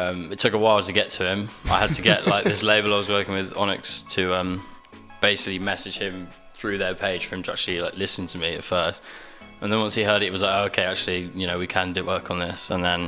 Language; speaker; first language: English; native; English